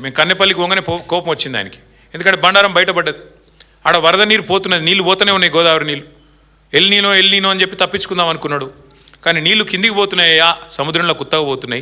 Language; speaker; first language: Telugu; native; Telugu